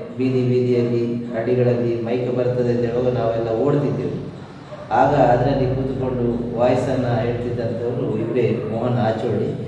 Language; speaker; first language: Kannada; native; Kannada